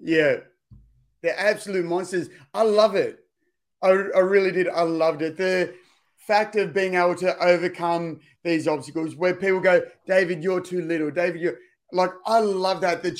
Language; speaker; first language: English; native; English